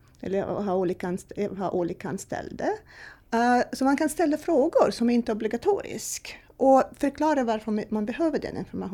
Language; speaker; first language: Swedish; non-native, fluent; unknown